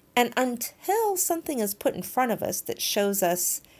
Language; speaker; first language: English; native; English